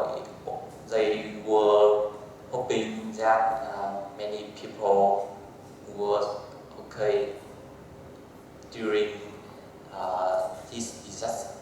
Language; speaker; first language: English; non-native, learner; Vietnamese